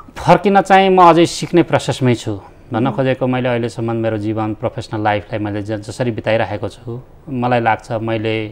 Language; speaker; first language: Nepali; native; Nepali